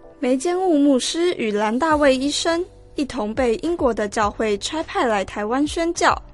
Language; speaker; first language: Chinese; native; Chinese